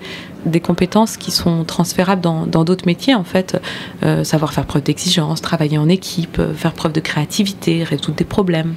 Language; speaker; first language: French; native; French